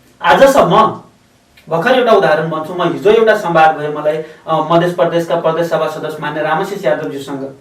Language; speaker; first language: Nepali; non-native, local second language; Maithili